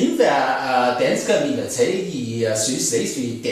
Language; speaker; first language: Danish; non-native, learner; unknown